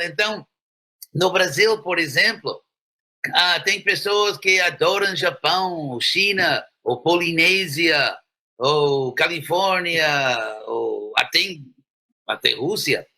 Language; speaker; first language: Portuguese; non-native, fluent; English